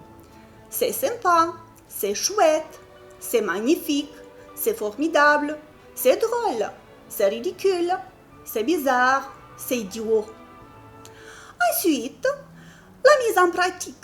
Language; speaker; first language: French; non-native, fluent; Romanian